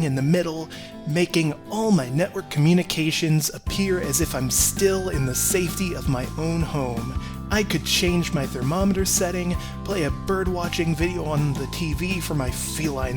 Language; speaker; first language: English; native; English